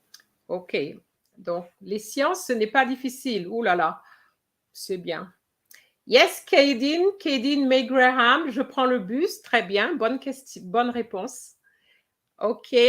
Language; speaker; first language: French; non-native, fluent; English